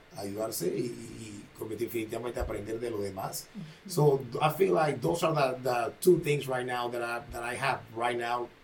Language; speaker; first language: English; non-native, fluent; Spanish